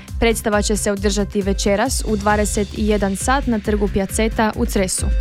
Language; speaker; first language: Croatian; native; Croatian